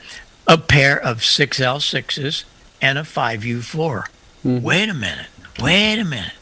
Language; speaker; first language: English; native; English